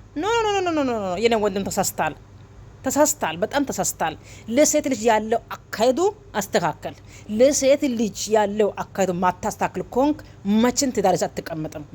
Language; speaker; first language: Amharic; non-native, local second language; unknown